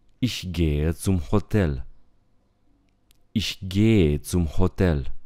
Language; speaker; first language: German; non-native, fluent; Romanian